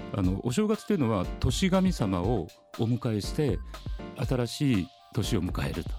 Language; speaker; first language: Japanese; native; Japanese